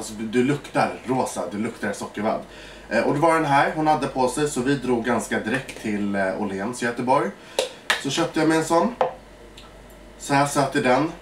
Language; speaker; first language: Swedish; early bilingual, other home language; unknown